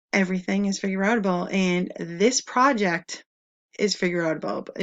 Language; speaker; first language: English; native; English